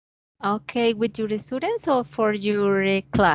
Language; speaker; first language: English; non-native, learner; Spanish